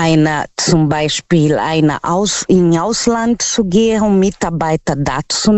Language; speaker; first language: German; non-native, fluent; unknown